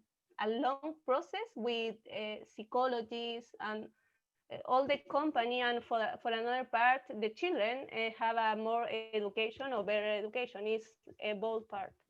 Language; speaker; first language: English; non-native, learner; Spanish